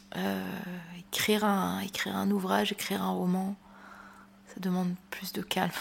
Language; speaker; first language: French; native; French